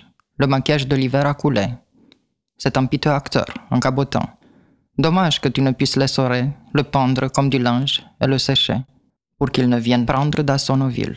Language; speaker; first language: French; native; French